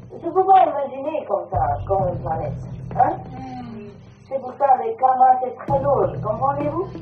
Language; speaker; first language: French; non-native, learner; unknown